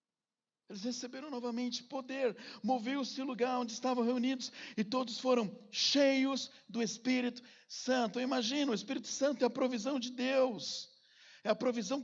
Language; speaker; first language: Portuguese; native; Portuguese